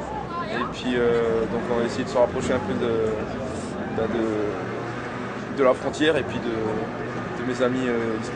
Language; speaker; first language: French; native; French